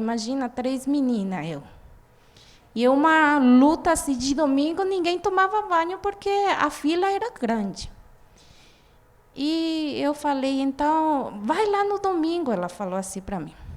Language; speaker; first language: Portuguese; non-native, fluent; Guarani